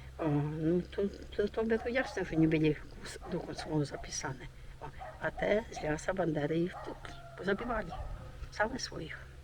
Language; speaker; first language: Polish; early bilingual, heritage; Polish